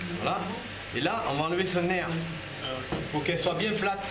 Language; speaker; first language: French; native; French